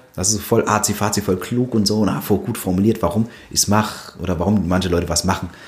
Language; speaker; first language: German; early bilingual, other home language; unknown